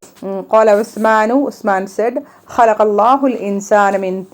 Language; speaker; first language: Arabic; non-native, fluent; Malayalam